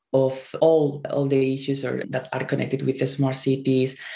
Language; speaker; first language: English; non-native, fluent; Spanish